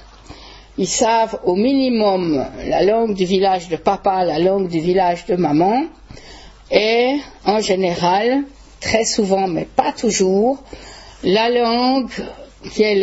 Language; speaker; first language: French; native; French